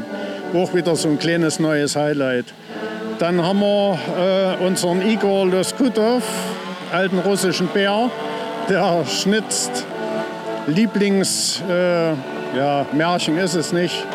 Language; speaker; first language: German; native; German